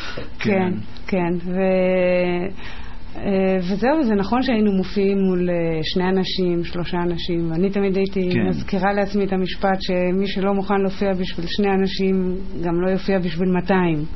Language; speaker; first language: Hebrew; native; Hebrew